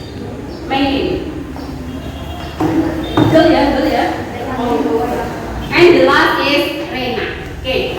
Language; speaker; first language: English; non-native, learner; Indonesian